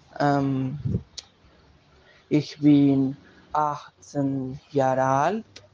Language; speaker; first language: German; non-native, learner; Spanish